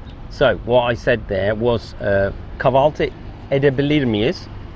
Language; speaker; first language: English; native; English